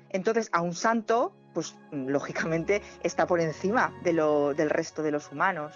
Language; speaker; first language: Spanish; native; Spanish